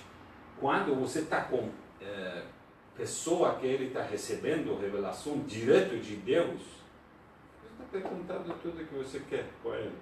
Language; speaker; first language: Portuguese; non-native, learner; Persian